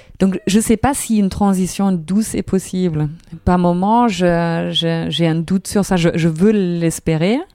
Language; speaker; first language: French; non-native, fluent; German